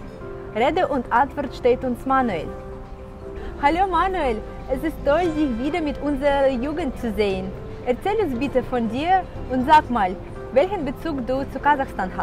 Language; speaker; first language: German; non-native, fluent; Russian